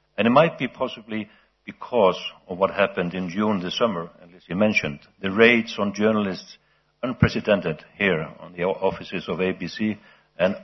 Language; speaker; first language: English; non-native, fluent; Icelandic